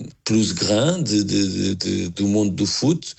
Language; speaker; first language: French; non-native, learner; Portuguese